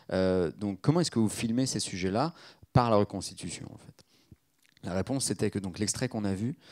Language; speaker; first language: French; native; French